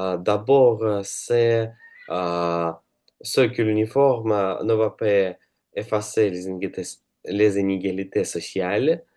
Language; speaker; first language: French; non-native, learner; Russian